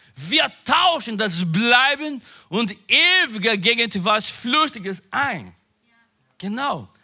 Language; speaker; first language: German; non-native, learner; Portuguese